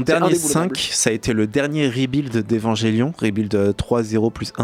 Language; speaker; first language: French; native; French